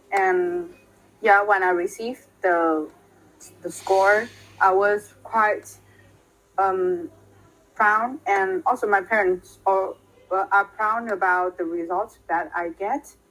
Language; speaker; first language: English; non-native, fluent; Vietnamese